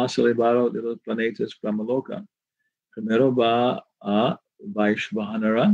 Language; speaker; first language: Spanish; non-native, fluent; English